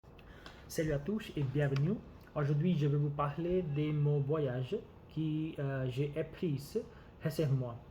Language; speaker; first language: French; non-native, learner; Gujarati